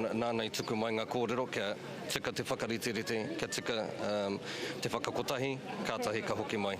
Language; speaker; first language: Māori; native; Māori